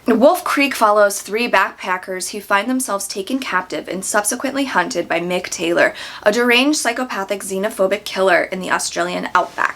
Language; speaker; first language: English; native; English